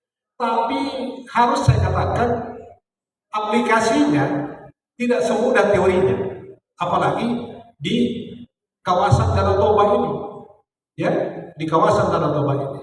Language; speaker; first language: Indonesian; native; Indonesian